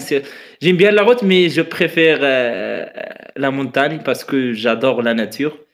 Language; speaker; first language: French; non-native, learner; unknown